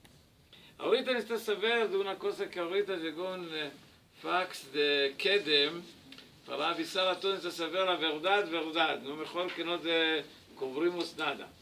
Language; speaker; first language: Spanish; non-native, learner; Hebrew